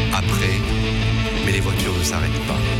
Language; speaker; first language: French; non-native, learner; Arabic